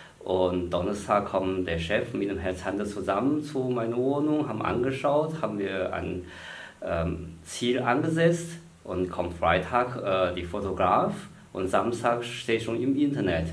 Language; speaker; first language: German; non-native, fluent; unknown